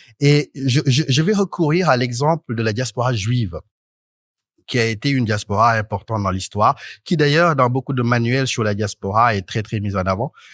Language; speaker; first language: French; non-native, local second language; Wolof